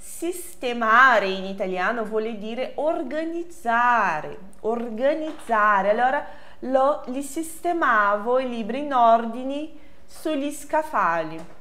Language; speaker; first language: Italian; non-native, fluent; Portuguese